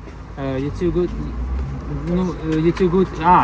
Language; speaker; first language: English; non-native, learner; Russian